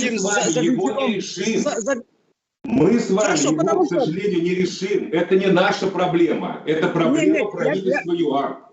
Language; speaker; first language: Russian; native; Russian